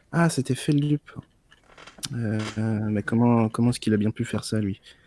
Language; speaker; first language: French; native; French